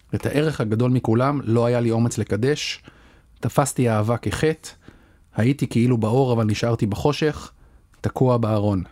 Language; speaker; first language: Hebrew; native; Hebrew